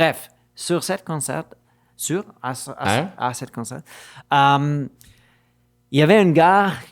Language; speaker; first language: French; non-native, fluent; German